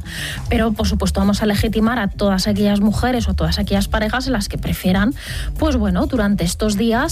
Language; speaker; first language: Spanish; native; Spanish